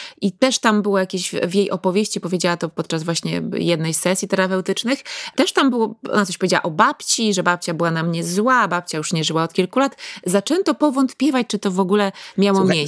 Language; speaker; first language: Polish; native; Polish